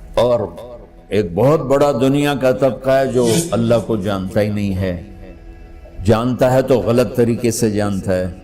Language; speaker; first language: Urdu; non-native, local second language; Punjabi